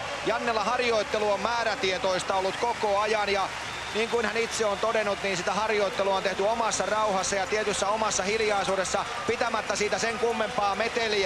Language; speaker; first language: Finnish; native; Finnish